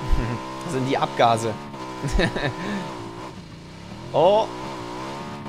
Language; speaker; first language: German; native; German